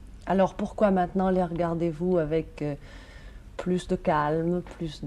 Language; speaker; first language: French; native; French